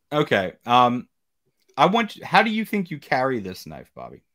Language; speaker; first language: English; native; English